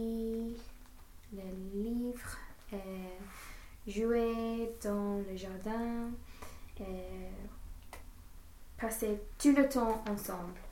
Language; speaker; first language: French; non-native, learner; English